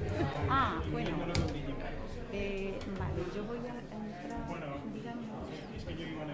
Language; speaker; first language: Spanish; native; Spanish